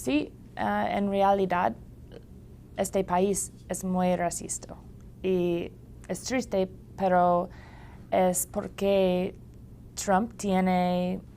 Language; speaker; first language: Spanish; non-native, learner; English